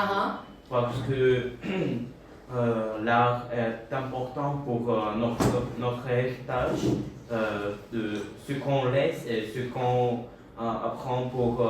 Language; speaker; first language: French; non-native, learner; Bulgarian